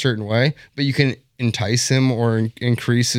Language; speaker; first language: English; native; English